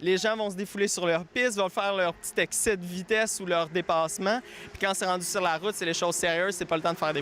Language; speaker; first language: French; native; French